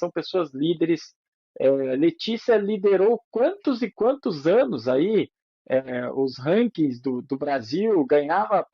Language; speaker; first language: Portuguese; native; Portuguese